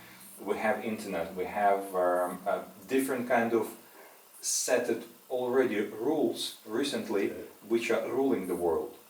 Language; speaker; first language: English; non-native, fluent; Russian